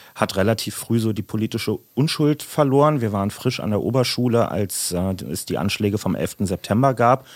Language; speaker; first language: German; native; German